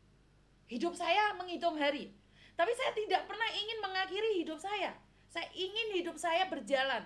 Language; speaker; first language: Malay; non-native, local second language; Javanese